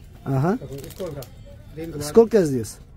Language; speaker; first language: Russian; non-native, learner; Uzbek